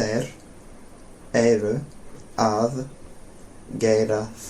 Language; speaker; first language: Icelandic; non-native, learner; English